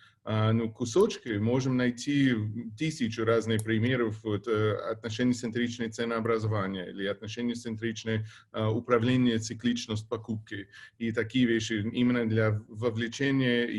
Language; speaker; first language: Russian; non-native, fluent; English